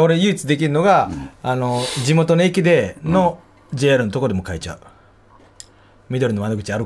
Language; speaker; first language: Japanese; native; Japanese